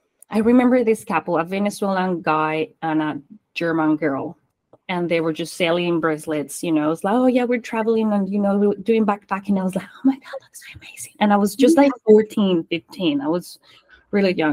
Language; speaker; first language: English; non-native, fluent; Spanish